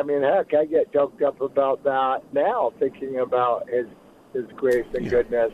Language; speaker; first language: English; native; English